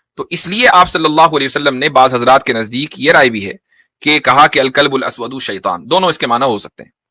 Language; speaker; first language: Urdu; native; Urdu